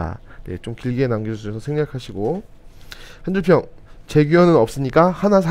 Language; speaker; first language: Korean; native; Korean